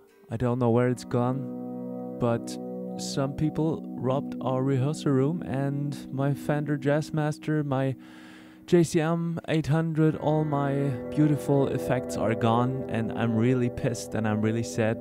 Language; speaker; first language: English; non-native, fluent; German